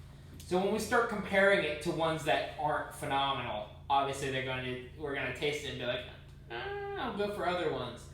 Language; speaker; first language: English; native; English